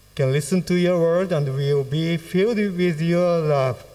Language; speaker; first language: English; non-native, fluent; Japanese